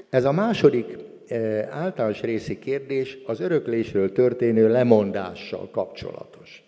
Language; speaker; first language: Hungarian; native; Hungarian